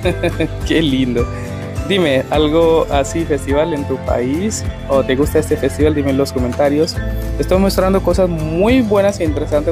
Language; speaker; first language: Spanish; non-native, fluent; Hindi